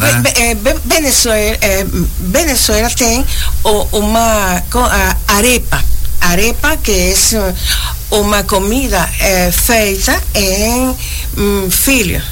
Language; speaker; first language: Portuguese; non-native, learner; Spanish